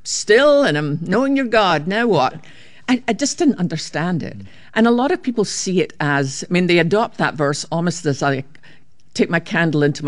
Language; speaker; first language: English; native; English